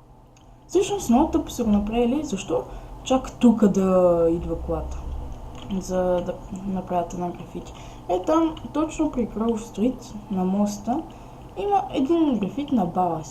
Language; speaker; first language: Bulgarian; native; Bulgarian